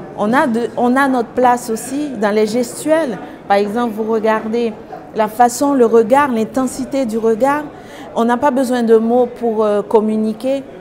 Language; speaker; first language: French; non-native, local second language; Haitian Creole